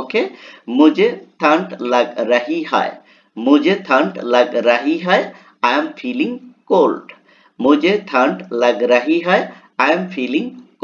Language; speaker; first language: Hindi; non-native, learner; Bangla